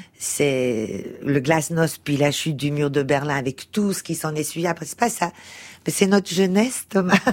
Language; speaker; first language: French; early bilingual, other home language; Portuguese